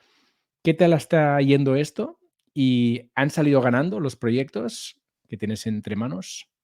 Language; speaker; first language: Spanish; native; Spanish